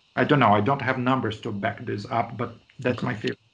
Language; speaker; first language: English; non-native, fluent; Portuguese